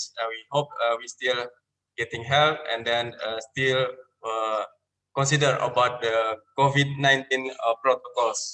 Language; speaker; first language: English; non-native, learner; Indonesian